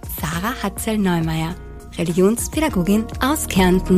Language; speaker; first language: German; native; German